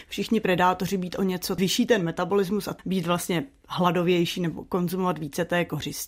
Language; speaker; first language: Czech; native; Czech